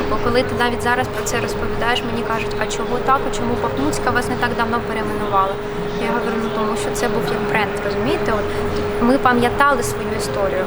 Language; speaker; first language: Ukrainian; non-native, local second language; Russian